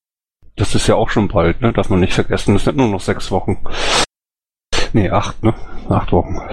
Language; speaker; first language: German; native; German